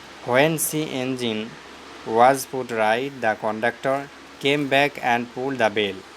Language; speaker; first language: English; non-native, local second language; Bangla